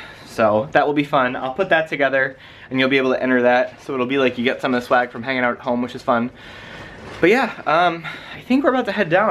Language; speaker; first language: English; native; English